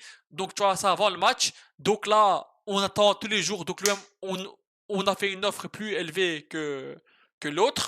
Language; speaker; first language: French; native; French